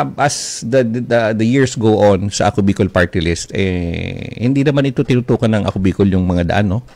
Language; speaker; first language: Filipino; non-native, local second language; Bikol